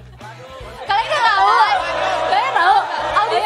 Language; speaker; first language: Indonesian; native; Indonesian